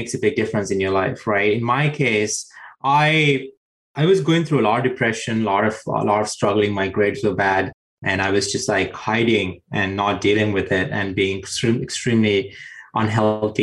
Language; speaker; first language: English; non-native, local second language; Sinhala